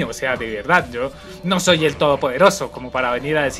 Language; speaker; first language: Spanish; native; Spanish